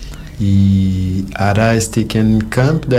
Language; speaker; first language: Catalan; non-native, learner; Portuguese